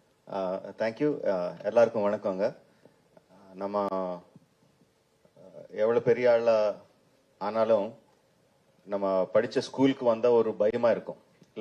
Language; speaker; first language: Tamil; non-native, fluent; Telugu